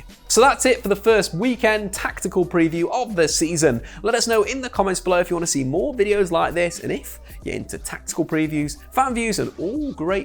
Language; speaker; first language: English; native; English